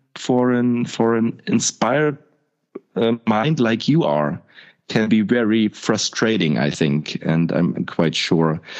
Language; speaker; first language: English; non-native, fluent; German